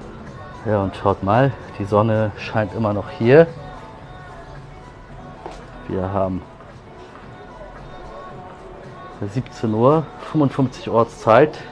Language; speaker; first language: German; native; German